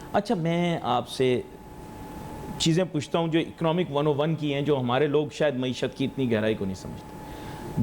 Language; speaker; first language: Urdu; native; Urdu